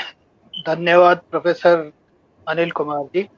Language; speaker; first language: Hindi; native; Hindi